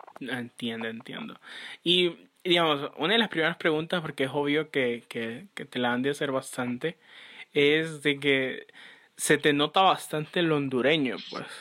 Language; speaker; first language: Spanish; native; Spanish